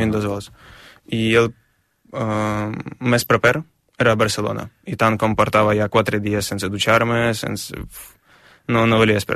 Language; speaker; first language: Catalan; non-native, fluent; Ukrainian